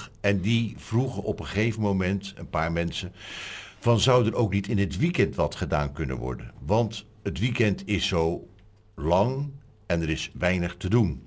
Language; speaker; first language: Dutch; native; Dutch